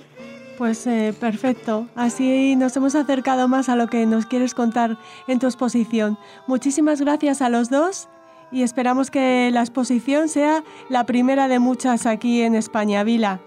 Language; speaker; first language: Spanish; native; Spanish